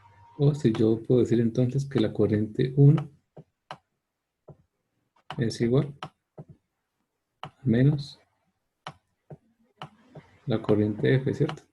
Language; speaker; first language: Spanish; native; Spanish